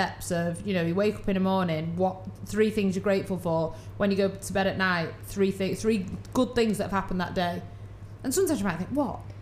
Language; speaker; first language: English; native; English